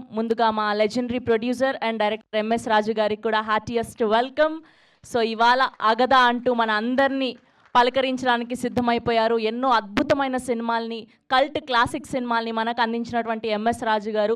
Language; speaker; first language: Telugu; native; Telugu